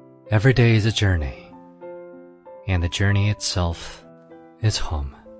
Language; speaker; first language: English; non-native, fluent; Chinese